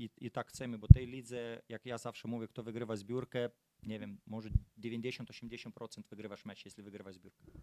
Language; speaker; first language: Polish; non-native, fluent; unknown